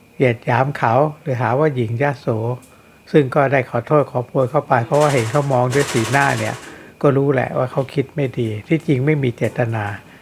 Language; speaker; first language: Thai; native; Thai